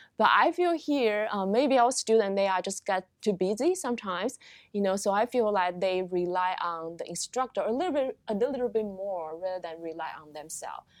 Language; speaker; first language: English; non-native, fluent; Chinese